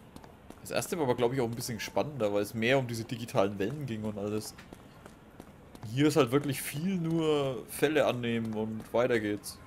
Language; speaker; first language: German; native; German